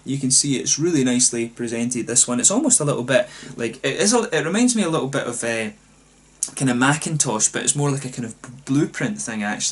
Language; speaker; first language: English; native; English